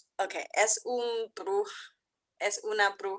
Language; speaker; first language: Spanish; non-native, learner; English